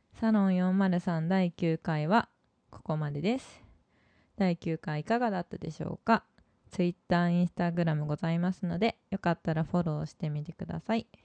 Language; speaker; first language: Japanese; native; Japanese